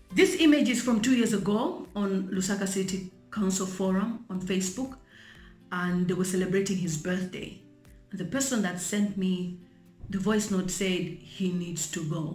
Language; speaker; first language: English; non-native, local second language; Bemba